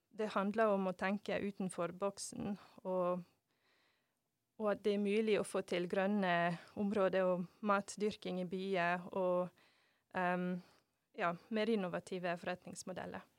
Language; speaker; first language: Norwegian; non-native, fluent; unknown